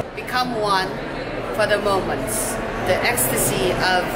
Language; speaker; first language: English; non-native, fluent; Korean